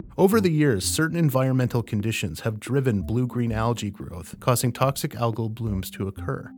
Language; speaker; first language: English; native; English